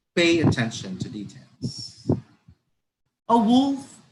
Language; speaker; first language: English; non-native, local second language; Filipino